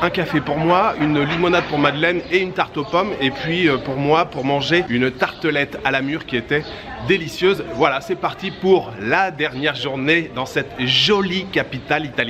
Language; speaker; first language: French; native; French